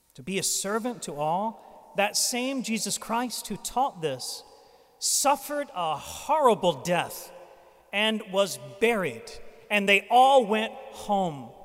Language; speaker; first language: English; native; English